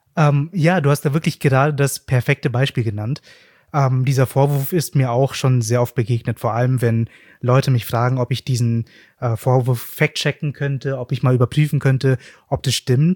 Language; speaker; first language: German; native; German